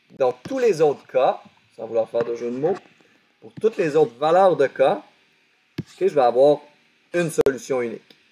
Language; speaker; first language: French; native; French